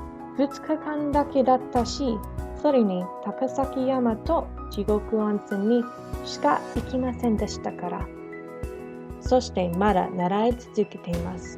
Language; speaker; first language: Japanese; non-native, learner; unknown